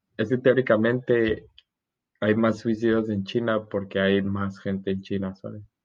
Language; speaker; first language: Spanish; native; Spanish